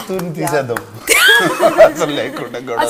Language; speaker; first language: Telugu; native; Telugu